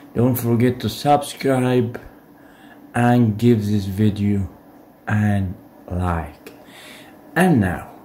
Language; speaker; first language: English; non-native, learner; Arabic